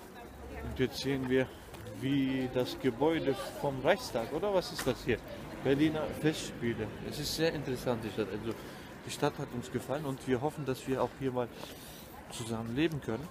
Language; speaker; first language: German; non-native, fluent; Turkish